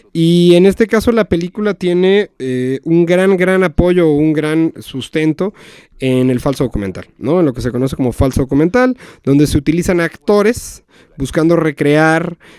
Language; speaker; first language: Spanish; native; Spanish